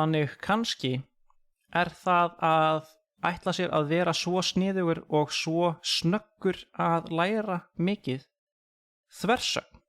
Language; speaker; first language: Icelandic; non-native, fluent; English